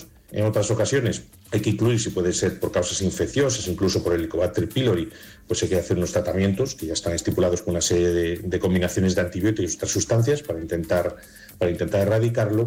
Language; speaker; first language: Spanish; native; Spanish